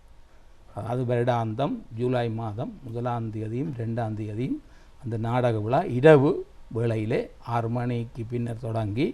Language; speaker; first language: Tamil; native; Tamil